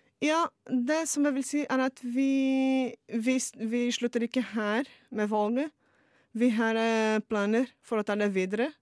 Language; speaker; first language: Norwegian; non-native, fluent; Portuguese